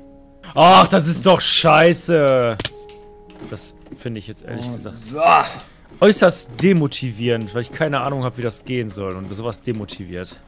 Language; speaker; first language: German; native; German